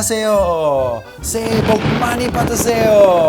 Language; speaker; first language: Korean; non-native, learner; Italian